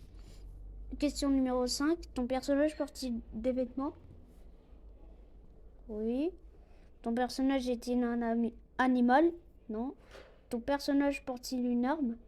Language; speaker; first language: French; non-native, local second language; Arabic